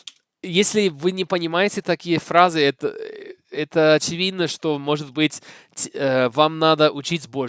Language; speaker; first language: Russian; non-native, learner; English